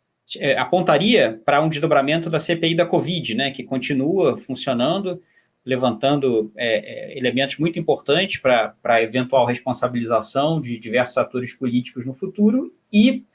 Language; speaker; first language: Portuguese; native; Portuguese